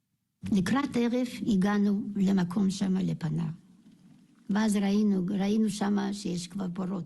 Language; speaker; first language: Hebrew; non-native, fluent; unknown